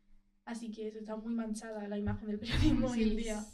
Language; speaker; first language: Spanish; native; Spanish